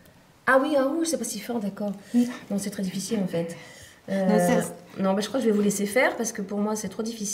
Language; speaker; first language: French; native; French